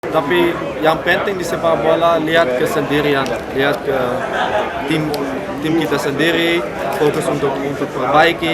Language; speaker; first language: Indonesian; non-native, fluent; Dutch